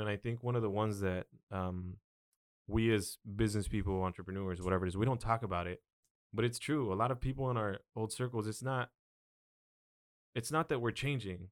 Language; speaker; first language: English; early bilingual, other home language; Spanish